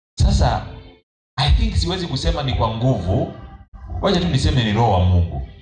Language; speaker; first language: Swahili; non-native, local second language; Kamba